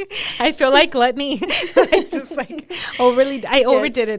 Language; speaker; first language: English; early bilingual, other home language; Spanish